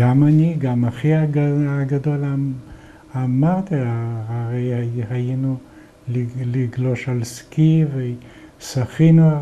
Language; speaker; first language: Hebrew; non-native, fluent; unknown